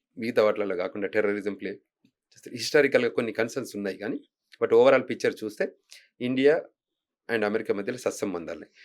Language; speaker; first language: Telugu; native; Telugu